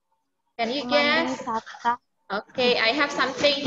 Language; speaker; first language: English; non-native, fluent; Indonesian